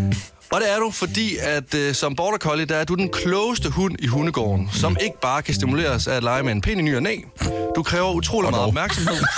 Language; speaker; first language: Danish; native; Danish